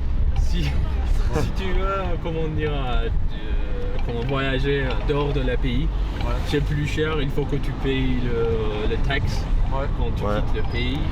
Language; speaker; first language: French; non-native, learner; Persian